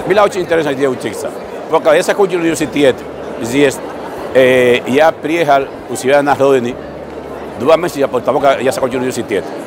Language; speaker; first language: Russian; non-native, fluent; Spanish